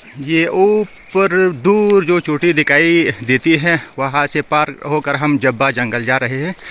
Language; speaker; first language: Hindi; non-native, fluent; Pashto